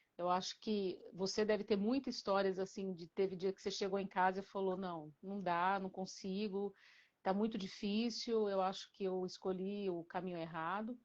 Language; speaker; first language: Portuguese; native; Portuguese